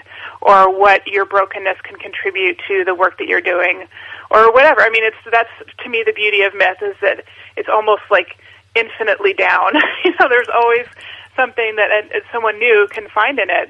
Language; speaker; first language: English; native; English